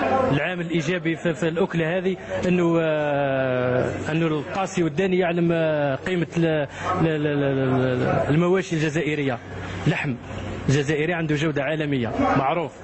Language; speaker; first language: Arabic; native; Arabic